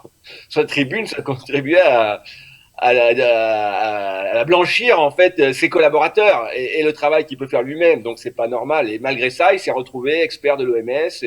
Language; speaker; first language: French; native; French